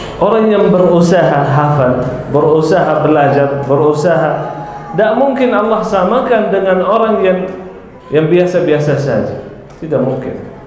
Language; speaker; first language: Malay; non-native, fluent; Arabic